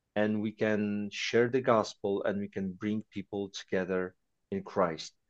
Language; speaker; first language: English; non-native, fluent; Polish